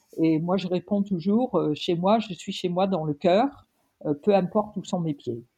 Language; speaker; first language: French; non-native, fluent; English